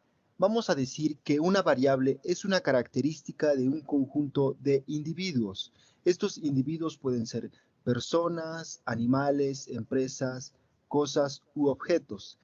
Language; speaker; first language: Spanish; native; Spanish